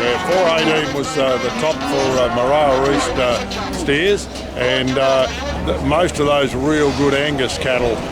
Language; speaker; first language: English; native; English